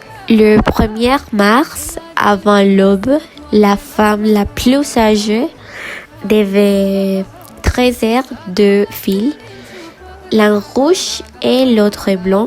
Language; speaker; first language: French; non-native, learner; Spanish